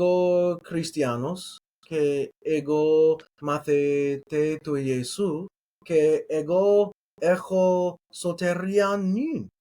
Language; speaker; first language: Greek; non-native, learner; English